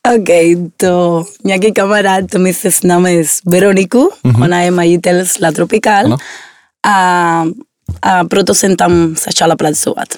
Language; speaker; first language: Czech; non-native, learner; Spanish